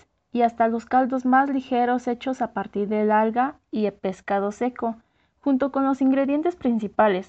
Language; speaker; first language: Spanish; native; Spanish